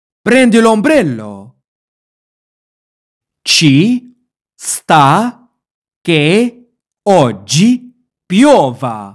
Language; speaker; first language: Italian; non-native, fluent; Arabic